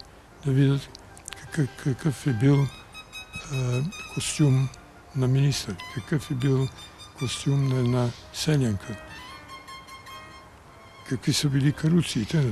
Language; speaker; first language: Bulgarian; early bilingual, heritage; Bulgarian